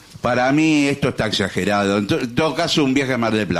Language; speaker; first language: Spanish; native; Spanish